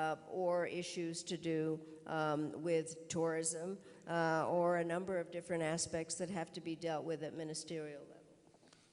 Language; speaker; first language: English; early bilingual, other home language; Czech